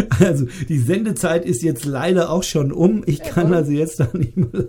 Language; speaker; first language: German; native; German